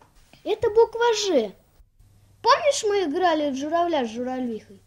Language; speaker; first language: Russian; native; Russian